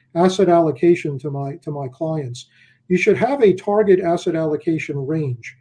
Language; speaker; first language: English; native; English